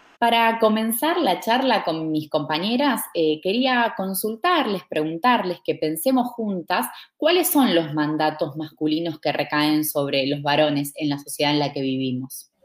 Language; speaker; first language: Spanish; native; Spanish